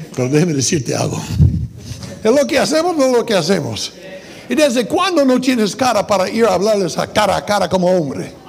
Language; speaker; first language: Spanish; non-native, fluent; English